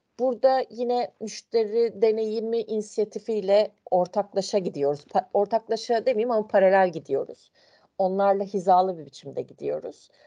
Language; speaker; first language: Turkish; native; Turkish